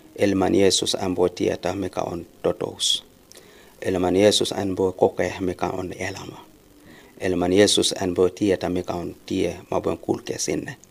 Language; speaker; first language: Finnish; non-native, learner; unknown